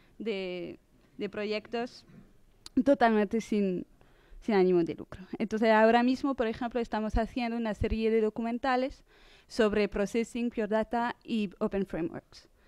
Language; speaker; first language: Spanish; non-native, fluent; French